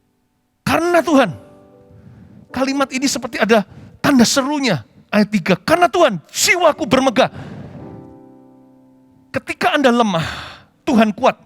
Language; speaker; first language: Indonesian; native; Indonesian